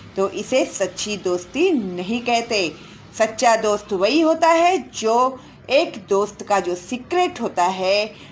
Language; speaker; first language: Hindi; non-native, local second language; Marathi